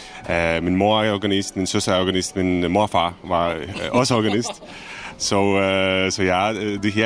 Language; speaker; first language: Danish; non-native, fluent; Czech